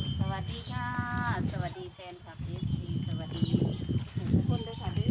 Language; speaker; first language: Thai; non-native, local second language; Lao